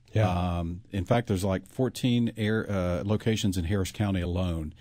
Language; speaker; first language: English; native; English